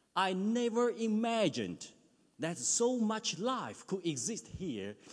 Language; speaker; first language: English; non-native, fluent; Chinese